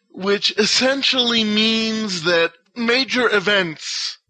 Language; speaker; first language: English; non-native, fluent; Hebrew